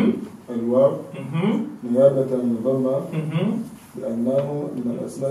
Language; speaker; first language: Arabic; non-native, learner; French